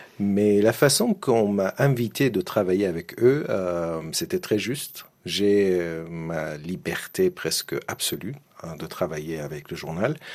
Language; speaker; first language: French; non-native, fluent; Persian